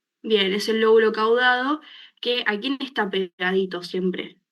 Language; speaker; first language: Spanish; native; Spanish